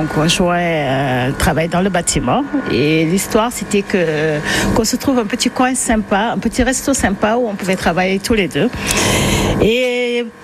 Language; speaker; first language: French; non-native, local second language; Wolof